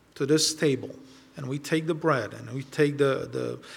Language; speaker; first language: English; non-native, fluent; Romanian